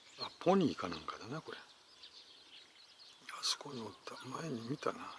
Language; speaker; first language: Japanese; native; Japanese